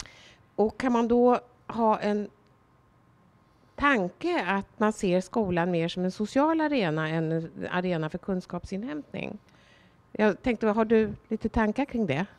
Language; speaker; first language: Swedish; native; Swedish